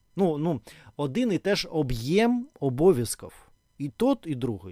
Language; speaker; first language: Ukrainian; non-native, learner; Russian